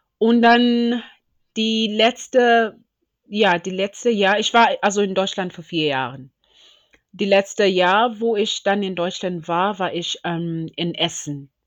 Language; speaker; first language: German; non-native, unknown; Shona